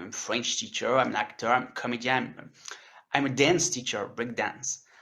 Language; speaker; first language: English; non-native, learner; French